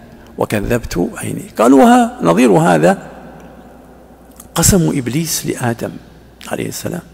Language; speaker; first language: Arabic; native; Arabic